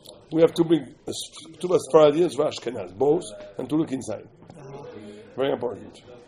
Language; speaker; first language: English; non-native, learner; French